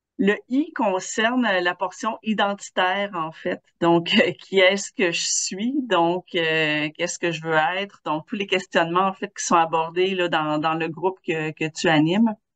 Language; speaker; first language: French; native; French